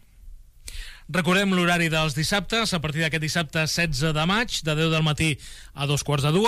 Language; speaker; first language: Catalan; native; Catalan